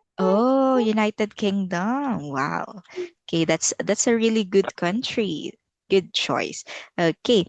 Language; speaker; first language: English; non-native, local second language; Filipino